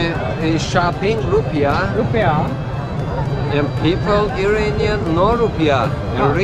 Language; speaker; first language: English; non-native, learner; Persian